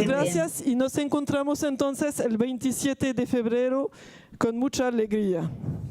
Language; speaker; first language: Spanish; non-native, fluent; Italian